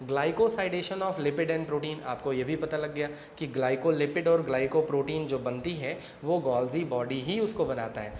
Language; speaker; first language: Hindi; native; Hindi